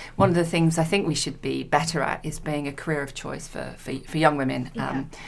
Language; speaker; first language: English; native; English